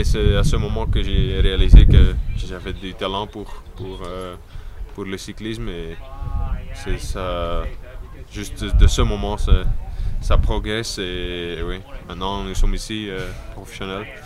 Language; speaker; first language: French; non-native, local second language; Dutch